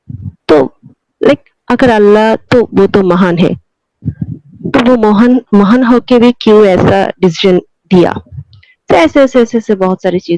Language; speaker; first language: Hindi; non-native, local second language; Bangla